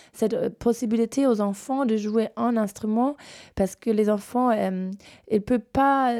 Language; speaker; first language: French; non-native, fluent; German